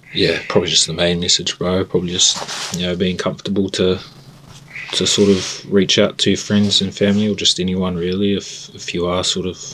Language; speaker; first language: English; native; English